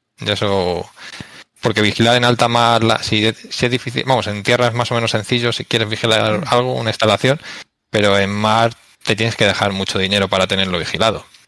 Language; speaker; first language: Spanish; native; Spanish